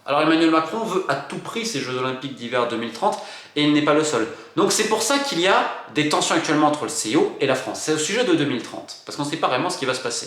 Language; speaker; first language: French; native; French